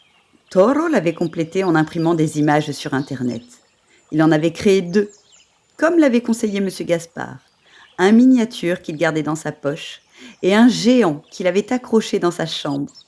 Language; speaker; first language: French; native; French